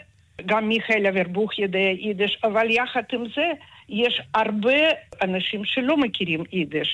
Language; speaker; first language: Hebrew; non-native, fluent; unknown